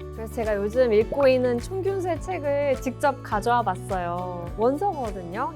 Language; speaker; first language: Korean; native; Korean